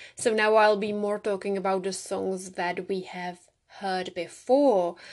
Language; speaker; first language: English; non-native, fluent; Czech